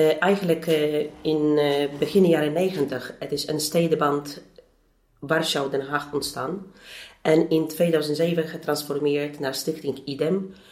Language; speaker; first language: Dutch; non-native, fluent; Polish